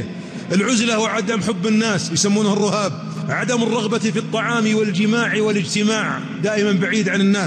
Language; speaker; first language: Arabic; native; Arabic